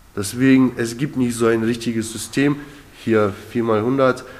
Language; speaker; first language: German; early bilingual, other home language; Russian